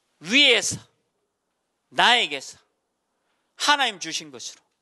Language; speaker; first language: Korean; native; Korean